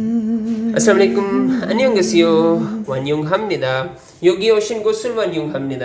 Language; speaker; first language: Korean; non-native, learner; Urdu